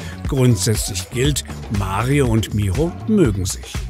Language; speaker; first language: German; native; German